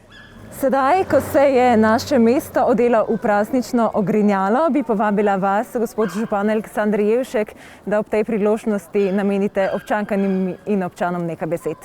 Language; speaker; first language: Slovenian; native; Slovenian